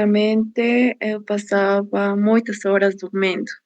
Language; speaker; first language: Portuguese; non-native, learner; Spanish